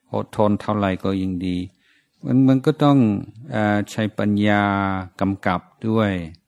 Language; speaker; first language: Thai; non-native, fluent; English